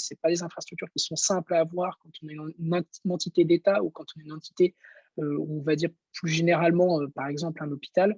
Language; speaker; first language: French; native; French